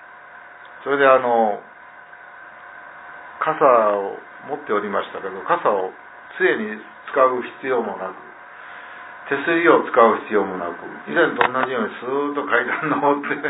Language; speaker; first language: Japanese; native; Japanese